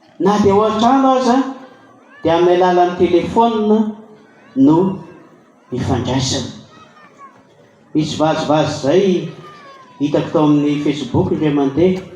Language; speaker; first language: Malagasy; native; Malagasy